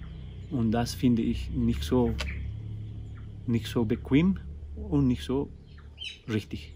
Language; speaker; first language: German; non-native, learner; Spanish